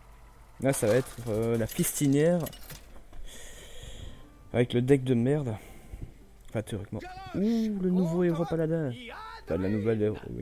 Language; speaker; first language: French; native; French